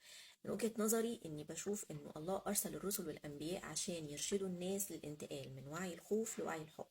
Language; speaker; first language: Arabic; native; Arabic